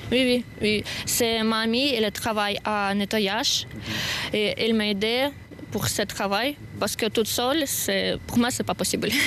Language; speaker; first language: French; non-native, learner; Ukrainian